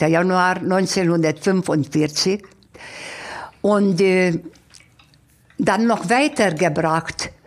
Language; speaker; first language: German; non-native, fluent; Hungarian